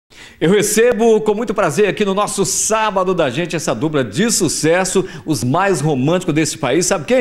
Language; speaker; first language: Portuguese; native; Portuguese